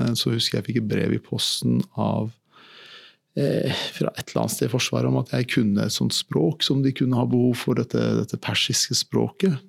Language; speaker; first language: Norwegian; early bilingual, other home language; Persian